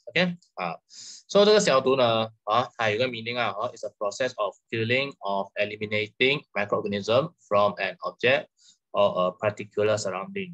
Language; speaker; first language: English; non-native, local second language; Chinese